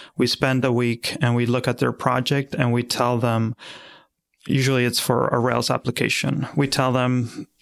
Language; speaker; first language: English; non-native, fluent; Spanish